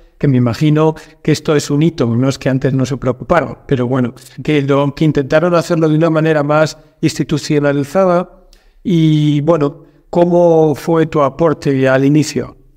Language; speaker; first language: Spanish; native; Spanish